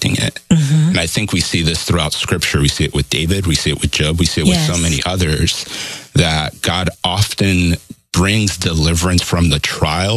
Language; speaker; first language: English; non-native, fluent; Spanish